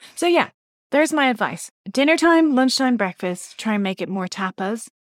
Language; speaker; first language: English; native; English